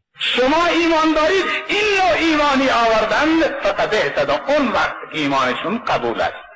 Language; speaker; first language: Persian; non-native, local second language; Baluchi